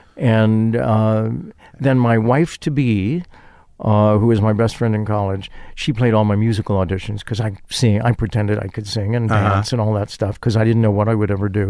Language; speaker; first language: English; native; English